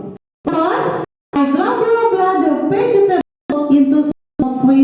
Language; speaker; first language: English; non-native, learner; Indonesian